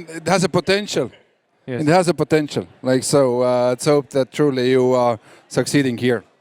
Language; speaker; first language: English; non-native, fluent; Estonian